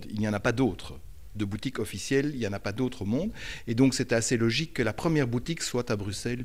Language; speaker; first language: French; native; French